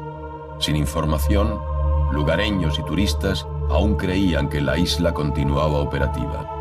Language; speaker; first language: Spanish; native; Spanish